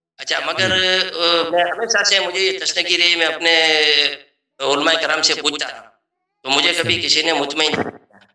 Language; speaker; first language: Urdu; non-native, local second language; Memoni